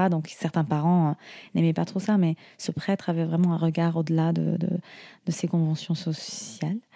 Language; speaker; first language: French; non-native, fluent; Arabic